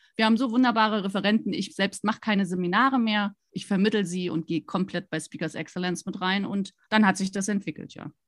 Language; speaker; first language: German; native; German